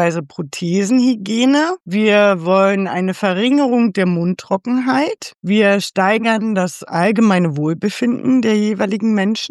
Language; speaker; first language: German; native; German